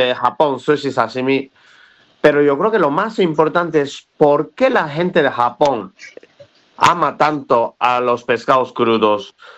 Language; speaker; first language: Spanish; non-native, fluent; Japanese